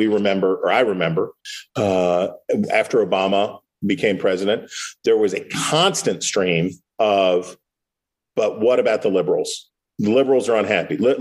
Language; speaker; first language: English; native; English